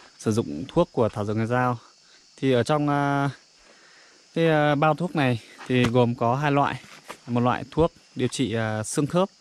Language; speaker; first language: Vietnamese; non-native, local second language; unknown